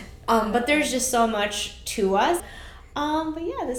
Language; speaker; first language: English; early bilingual, other home language; Spanish